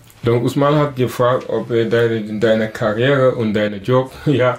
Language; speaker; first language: German; non-native, learner; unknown